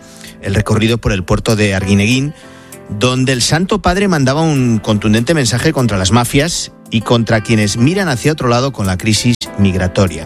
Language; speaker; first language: Spanish; native; Spanish